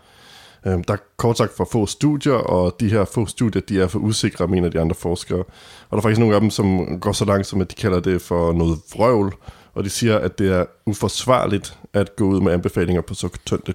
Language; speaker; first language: Danish; native; Danish